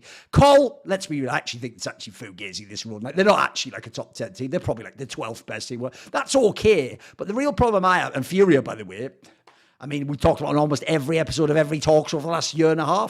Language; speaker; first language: English; native; English